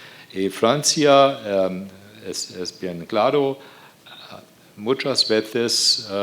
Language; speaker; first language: Spanish; non-native, fluent; German